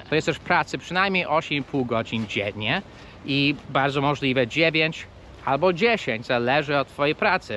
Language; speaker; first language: Polish; non-native, fluent; English